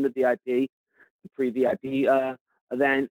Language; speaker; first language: English; native; English